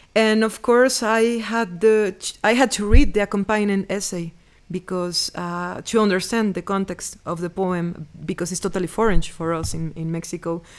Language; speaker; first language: English; non-native, fluent; Spanish